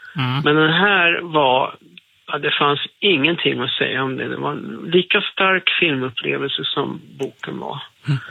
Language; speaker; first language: Swedish; native; Swedish